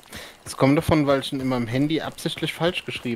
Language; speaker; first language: German; native; German